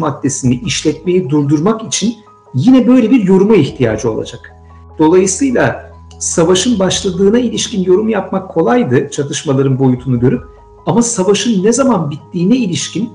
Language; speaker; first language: Turkish; native; Turkish